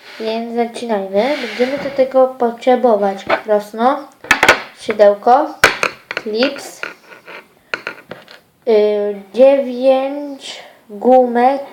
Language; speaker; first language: Polish; early bilingual, other home language; Ukrainian